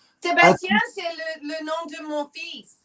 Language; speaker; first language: French; non-native, learner; English